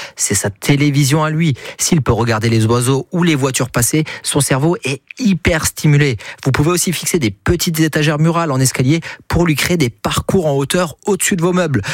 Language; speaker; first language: French; native; French